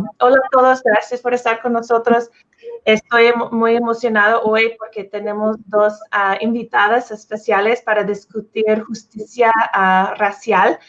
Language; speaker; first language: Spanish; non-native, fluent; English